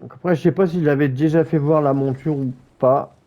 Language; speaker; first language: French; native; French